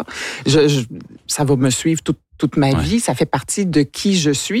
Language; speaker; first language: French; native; French